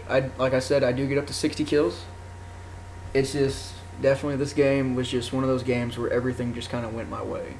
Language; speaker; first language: English; native; English